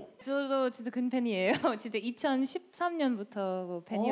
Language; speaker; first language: Korean; non-native, learner; English